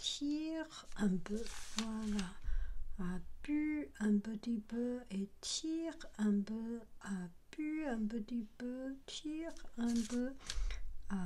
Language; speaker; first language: French; non-native, learner; Chinese